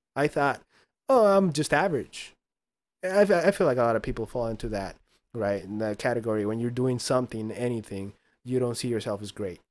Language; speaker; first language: English; early bilingual, other home language; Spanish